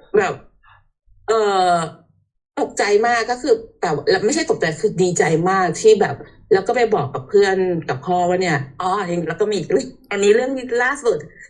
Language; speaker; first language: Thai; early bilingual, heritage; Thai